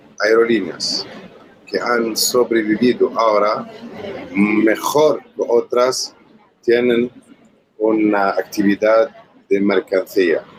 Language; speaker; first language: Spanish; non-native, learner; Arabic